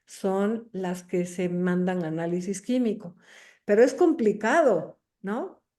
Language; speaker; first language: Spanish; native; Spanish